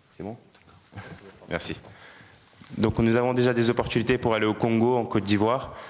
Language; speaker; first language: French; non-native, local second language; Wolof